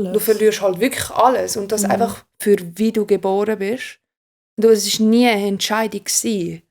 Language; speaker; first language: German; native; German